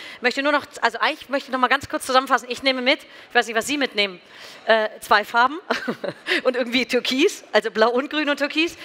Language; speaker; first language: German; native; German